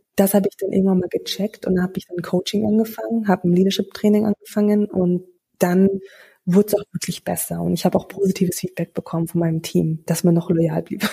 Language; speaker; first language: German; early bilingual, other home language; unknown